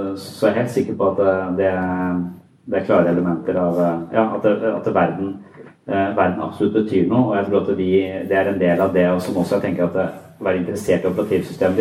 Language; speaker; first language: Norwegian; native; Norwegian